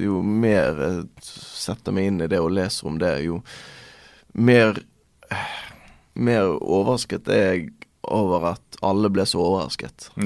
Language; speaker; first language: Norwegian; native; Norwegian